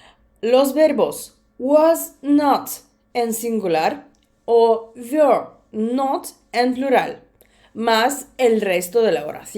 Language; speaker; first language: Spanish; non-native, fluent; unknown